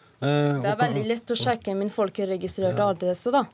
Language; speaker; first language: Norwegian; non-native, fluent; Persian